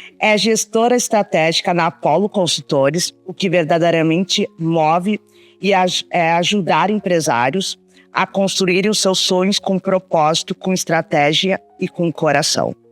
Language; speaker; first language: Portuguese; native; Portuguese